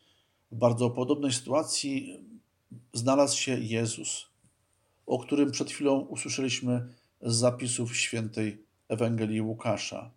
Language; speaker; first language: Polish; native; Polish